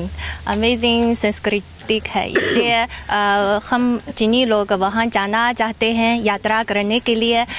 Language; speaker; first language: Hindi; non-native, fluent; Chinese